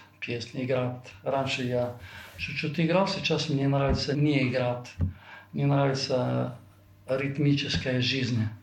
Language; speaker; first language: Russian; non-native, fluent; Italian